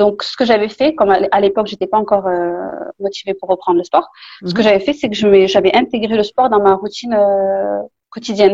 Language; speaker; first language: French; native; French